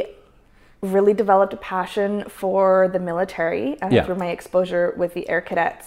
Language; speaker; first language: English; native; English